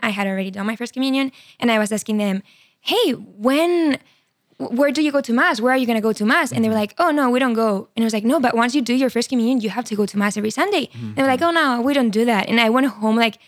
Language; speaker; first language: English; non-native, fluent; Spanish